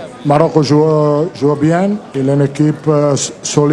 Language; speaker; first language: French; non-native, learner; Italian